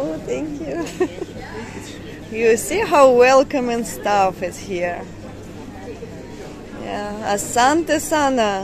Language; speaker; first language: English; non-native, fluent; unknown